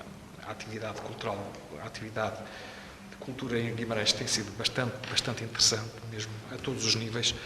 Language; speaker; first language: Portuguese; native; Portuguese